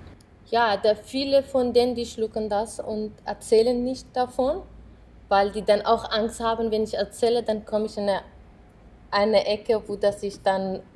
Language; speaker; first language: German; non-native, fluent; Arabic